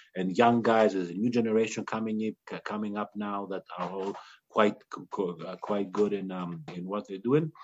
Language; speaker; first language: English; non-native, fluent; Greek